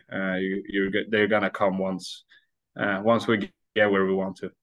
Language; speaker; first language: English; non-native, fluent; Swedish